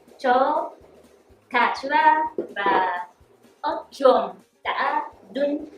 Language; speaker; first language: Vietnamese; non-native, learner; Japanese